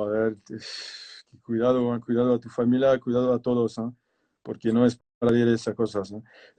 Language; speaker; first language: Spanish; non-native, learner; French